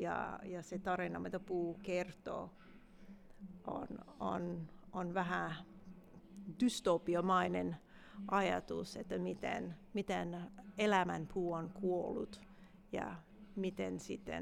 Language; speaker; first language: Finnish; non-native, fluent; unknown